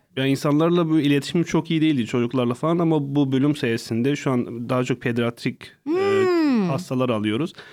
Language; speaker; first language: Turkish; non-native, local second language; Kurdish